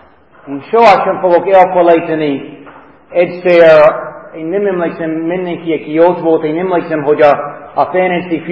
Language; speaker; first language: Hungarian; non-native, learner; English